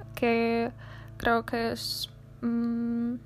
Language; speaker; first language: Spanish; non-native, fluent; Polish